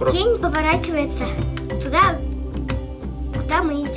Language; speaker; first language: Russian; native; Russian